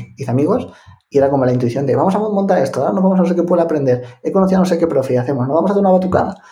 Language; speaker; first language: Spanish; native; Spanish